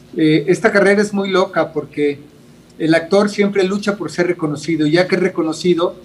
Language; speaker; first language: Spanish; native; Spanish